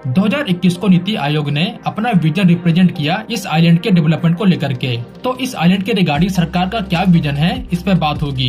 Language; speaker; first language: Hindi; native; Hindi